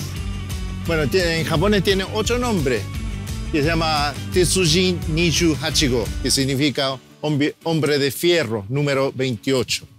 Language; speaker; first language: Spanish; early bilingual, heritage; Spanish